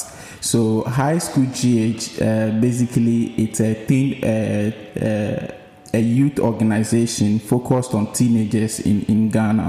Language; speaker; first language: English; non-native, local second language; Akan